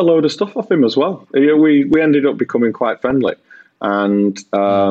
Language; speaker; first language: English; native; English